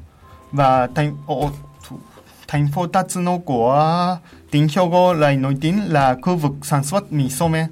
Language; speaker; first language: Vietnamese; non-native, fluent; Japanese